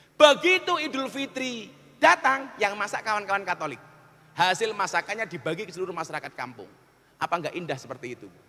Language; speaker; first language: Indonesian; non-native, local second language; Javanese